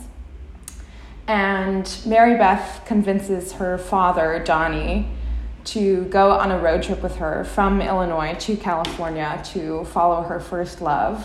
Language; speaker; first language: English; native; English